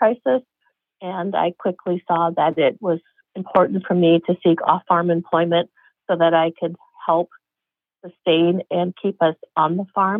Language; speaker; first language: English; native; English